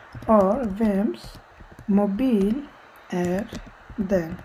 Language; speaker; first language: Swedish; non-native, fluent; Bangla